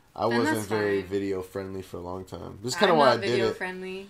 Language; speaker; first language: English; native; English